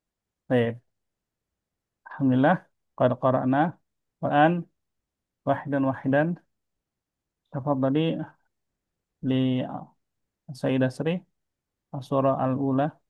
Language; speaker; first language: Arabic; non-native, fluent; Indonesian